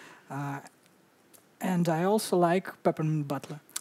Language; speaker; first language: English; non-native, fluent; Russian